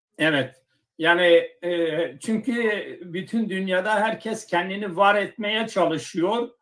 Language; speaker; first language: Turkish; non-native, local second language; Zaza